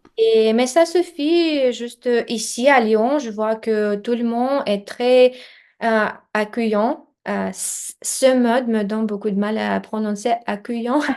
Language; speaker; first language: French; non-native, fluent; Russian